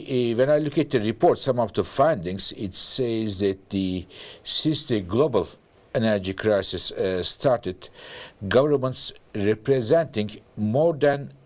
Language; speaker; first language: English; non-native, fluent; Turkish